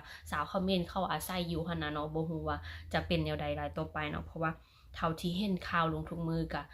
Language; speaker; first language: Thai; non-native, local second language; Lao